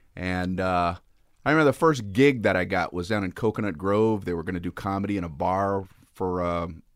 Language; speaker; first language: English; native; English